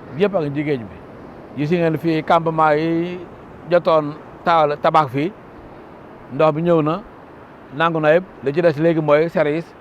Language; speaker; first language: Wolof; non-native, local second language; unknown